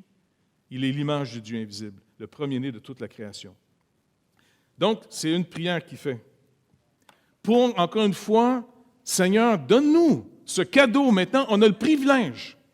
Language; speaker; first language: French; native; French